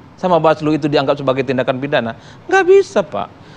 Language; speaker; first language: Indonesian; non-native, local second language; Madurese